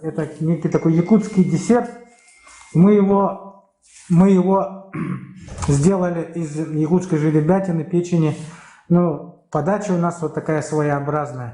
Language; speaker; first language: Russian; native; Russian